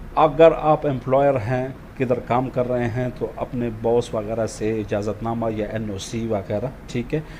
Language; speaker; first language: Urdu; native; Urdu